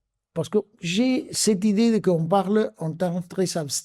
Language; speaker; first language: French; non-native, fluent; Spanish